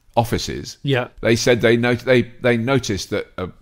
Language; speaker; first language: English; native; English